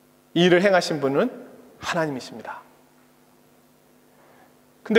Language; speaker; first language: Korean; native; Korean